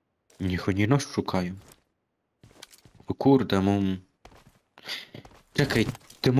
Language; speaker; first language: Polish; native; Polish